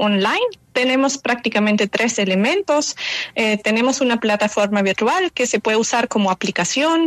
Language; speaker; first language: Spanish; non-native, fluent; German